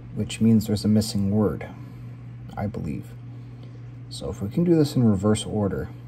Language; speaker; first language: English; native; English